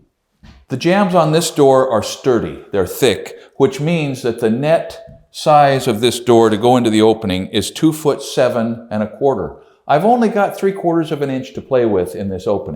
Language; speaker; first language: English; native; English